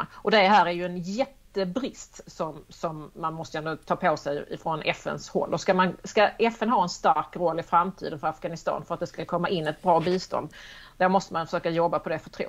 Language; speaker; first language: Swedish; native; Swedish